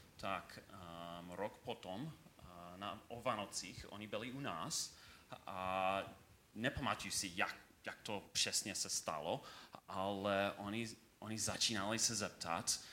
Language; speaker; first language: Czech; non-native, learner; English